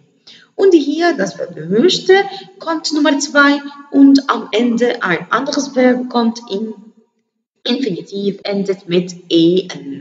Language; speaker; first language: German; non-native, learner; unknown